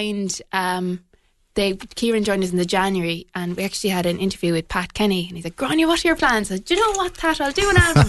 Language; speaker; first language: English; native; English